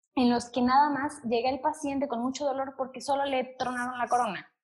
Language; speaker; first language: Spanish; native; Spanish